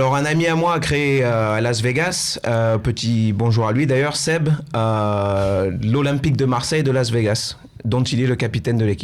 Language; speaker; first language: French; native; French